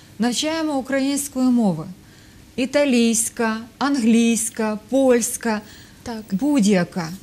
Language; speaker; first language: Ukrainian; native; Ukrainian